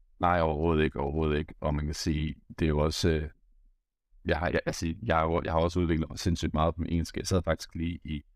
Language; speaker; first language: Danish; native; Danish